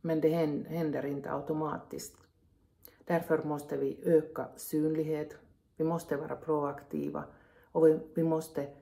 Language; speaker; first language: Swedish; non-native, local second language; Finnish